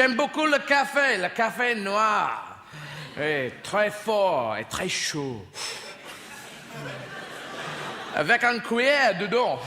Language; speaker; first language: French; non-native, fluent; English